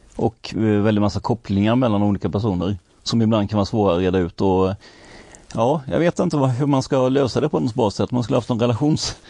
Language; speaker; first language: Swedish; native; Swedish